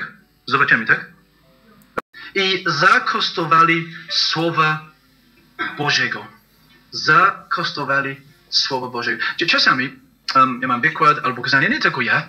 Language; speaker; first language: Polish; non-native, learner; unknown